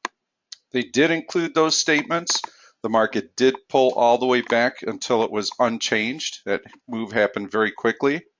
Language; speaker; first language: English; native; English